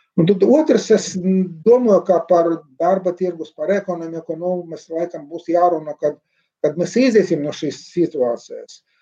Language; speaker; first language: Latvian; non-native, local second language; Russian